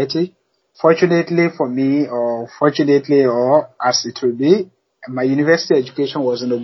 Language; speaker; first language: English; non-native, local second language; Yoruba